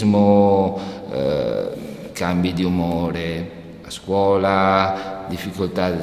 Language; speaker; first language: Italian; native; Italian